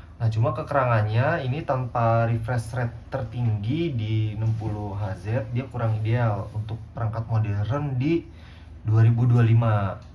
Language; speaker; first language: Indonesian; native; Indonesian